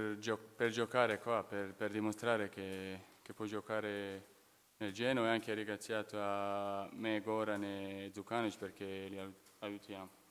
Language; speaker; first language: Italian; non-native, fluent; Serbian